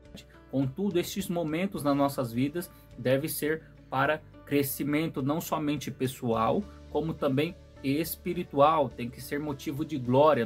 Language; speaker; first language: Portuguese; native; Portuguese